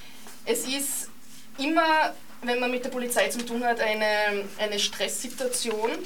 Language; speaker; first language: German; native; German